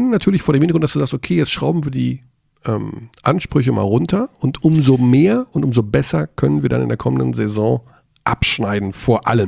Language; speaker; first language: German; native; German